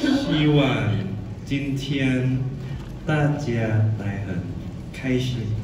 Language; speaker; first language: Chinese; non-native, learner; Thai